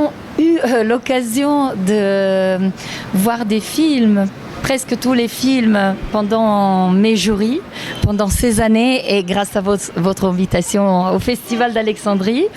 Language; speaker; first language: French; non-native, fluent; Italian